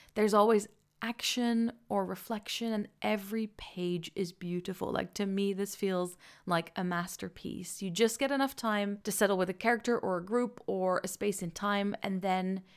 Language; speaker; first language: English; non-native, fluent; Dutch